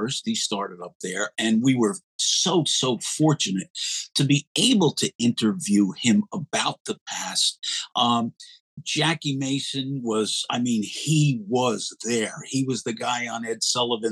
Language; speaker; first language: English; native; English